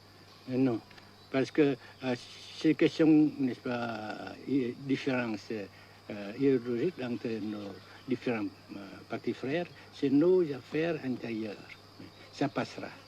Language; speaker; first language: French; non-native, fluent; Vietnamese